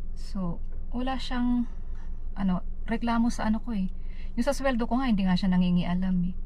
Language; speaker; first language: Filipino; native; Filipino